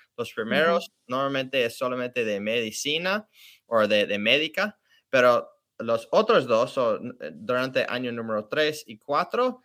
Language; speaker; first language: Spanish; early bilingual, heritage; English